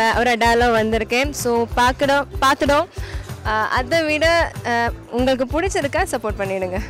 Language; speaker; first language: Tamil; non-native, local second language; Malayalam